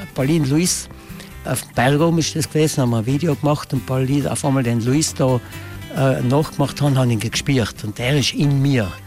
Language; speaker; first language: German; native; German